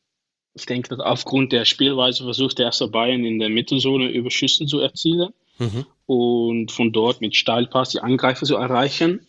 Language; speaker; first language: German; non-native, learner; Dutch